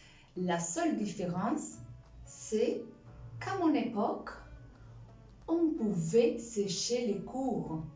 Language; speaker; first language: French; non-native, fluent; Spanish